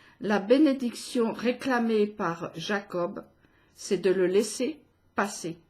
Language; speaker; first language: French; native; French